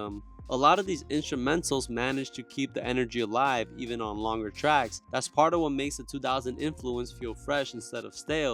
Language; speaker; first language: English; native; English